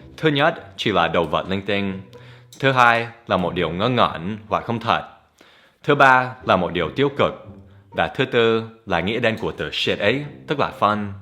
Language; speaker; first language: Vietnamese; non-native, fluent; English